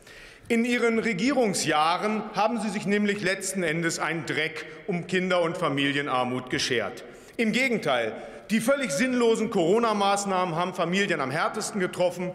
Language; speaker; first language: German; native; German